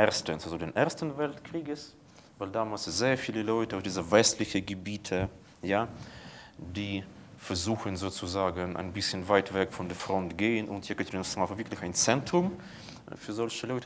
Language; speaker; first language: German; non-native, fluent; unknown